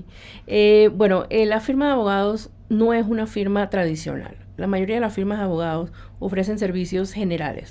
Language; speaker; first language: Spanish; native; Spanish